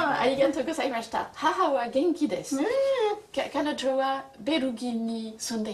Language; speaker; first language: Japanese; non-native, learner; French